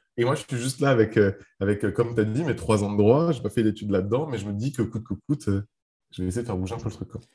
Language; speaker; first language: French; early bilingual, other home language; Arabic